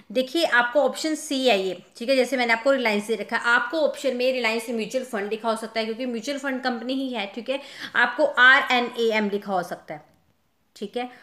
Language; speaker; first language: Hindi; non-native, local second language; Punjabi